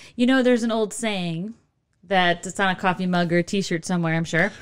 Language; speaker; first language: English; native; English